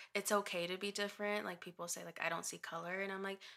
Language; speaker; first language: English; early bilingual, other home language; Spanish